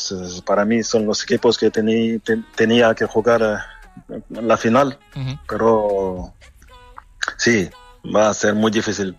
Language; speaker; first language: Spanish; non-native, fluent; French